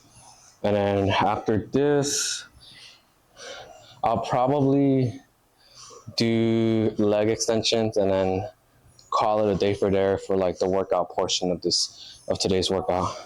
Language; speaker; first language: English; native; English